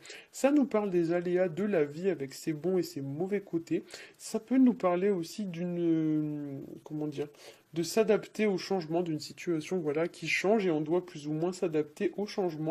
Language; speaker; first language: French; native; French